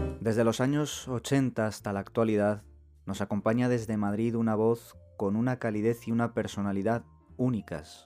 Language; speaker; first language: Spanish; native; Spanish